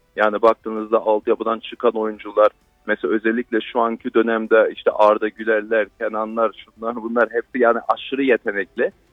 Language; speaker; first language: Turkish; early bilingual, heritage; Turkish